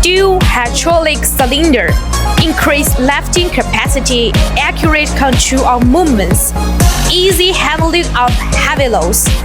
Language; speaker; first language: English; non-native, learner; Chinese